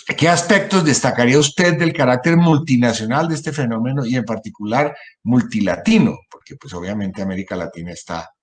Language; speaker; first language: Spanish; native; Spanish